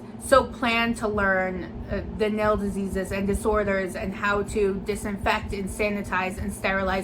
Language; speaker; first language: English; native; English